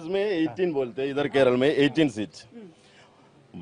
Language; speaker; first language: Hindi; non-native, local second language; Malayalam